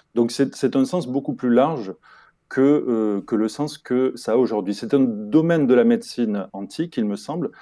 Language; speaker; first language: French; native; French